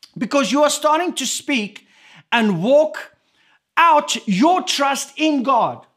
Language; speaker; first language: English; non-native, local second language; Afrikaans